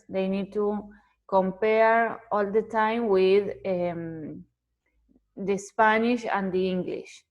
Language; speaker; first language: English; non-native, fluent; Spanish